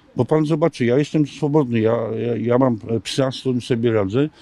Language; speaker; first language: Polish; native; Polish